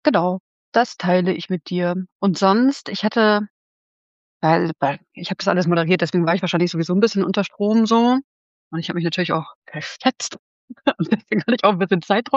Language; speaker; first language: German; native; German